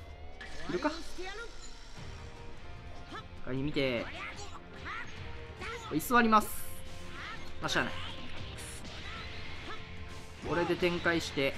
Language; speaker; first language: Japanese; native; Japanese